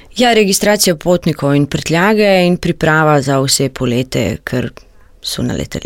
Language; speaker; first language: Slovenian; non-native, learner; Croatian